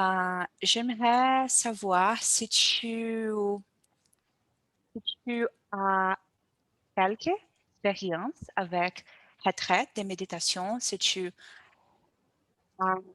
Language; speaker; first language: French; non-native, learner; Portuguese